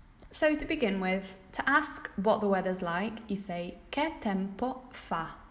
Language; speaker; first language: English; native; English